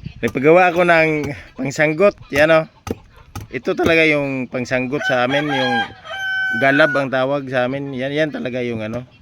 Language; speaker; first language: Filipino; non-native, local second language; Cebuano